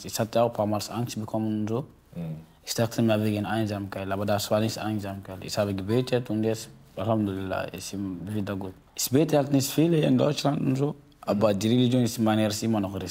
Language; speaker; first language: German; non-native, fluent; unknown